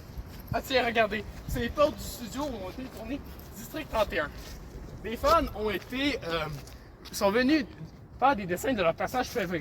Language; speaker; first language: French; native; French